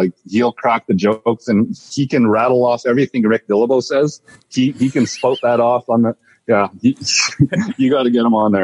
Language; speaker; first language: English; native; English